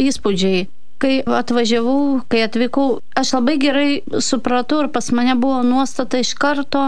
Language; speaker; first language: Lithuanian; non-native, fluent; Russian